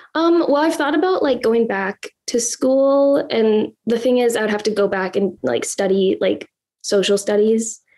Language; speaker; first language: English; native; English